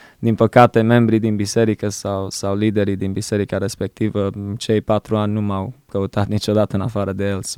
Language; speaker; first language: Romanian; early bilingual, heritage; Romanian